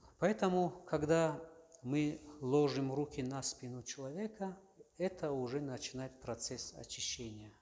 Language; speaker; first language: Russian; non-native, local second language; Tajik